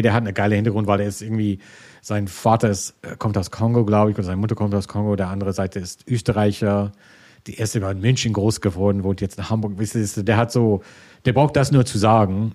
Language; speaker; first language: German; non-native, fluent; English